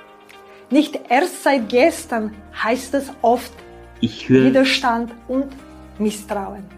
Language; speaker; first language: German; non-native, fluent; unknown